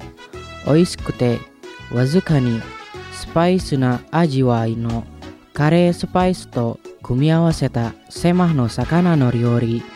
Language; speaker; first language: Japanese; non-native, fluent; Indonesian